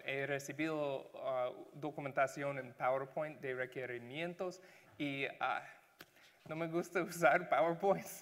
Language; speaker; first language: Spanish; non-native, learner; English